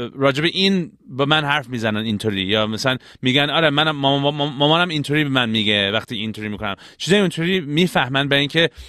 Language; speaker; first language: Persian; early bilingual, heritage; Persian